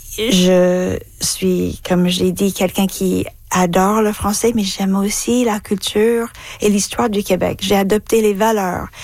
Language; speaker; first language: French; non-native, fluent; English